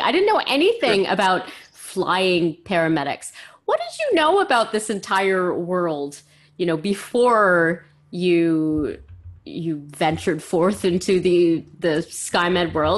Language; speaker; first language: English; native; English